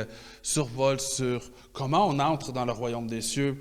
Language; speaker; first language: French; native; French